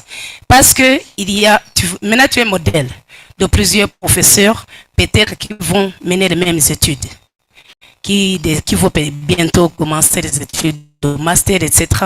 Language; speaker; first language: French; non-native, fluent; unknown